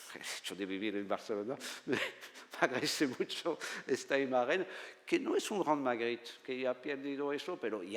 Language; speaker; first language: Spanish; non-native, fluent; French